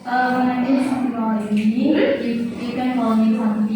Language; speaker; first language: English; non-native, learner; Indonesian